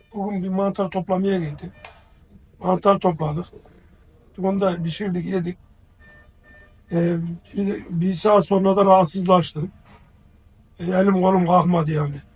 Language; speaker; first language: Turkish; native; Turkish